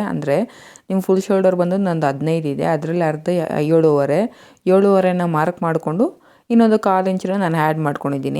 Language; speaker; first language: Kannada; native; Kannada